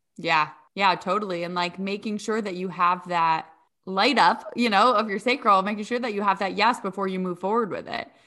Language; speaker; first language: English; native; English